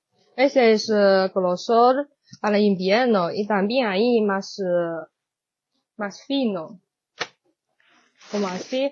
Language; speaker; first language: Spanish; non-native, learner; Chinese